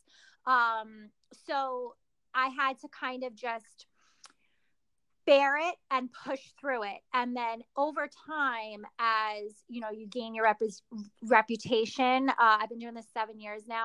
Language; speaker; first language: English; native; English